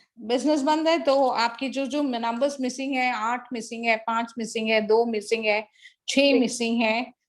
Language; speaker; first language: Hindi; non-native, local second language; Tamil